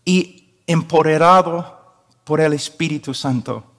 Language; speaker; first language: Spanish; non-native, fluent; English